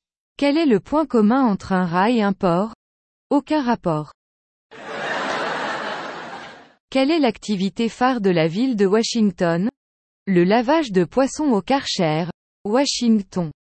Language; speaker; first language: French; native; French